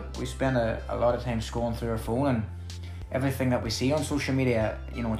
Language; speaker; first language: English; native; English